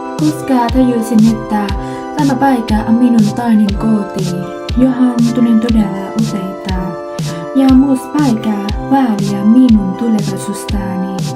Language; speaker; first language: Finnish; non-native, learner; Vietnamese